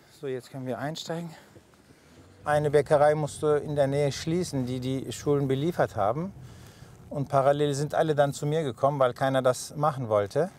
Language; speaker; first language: German; non-native, fluent; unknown